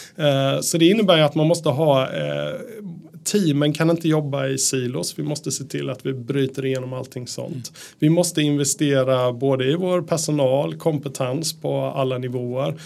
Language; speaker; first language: Swedish; native; Swedish